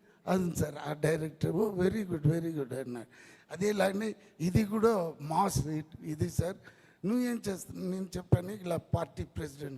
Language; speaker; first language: Telugu; non-native, learner; Tamil